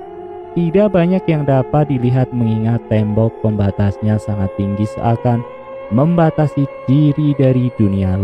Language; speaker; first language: Indonesian; native; Indonesian